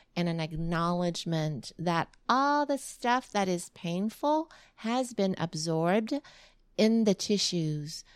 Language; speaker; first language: English; early bilingual, other home language; Vietnamese